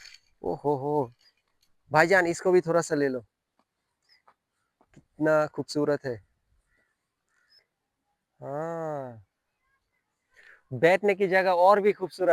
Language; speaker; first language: Hindi; non-native, fluent; Bangla